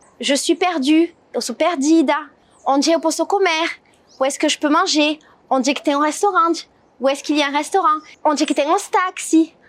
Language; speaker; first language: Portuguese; non-native, fluent; French